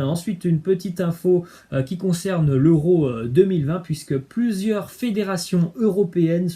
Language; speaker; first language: French; native; French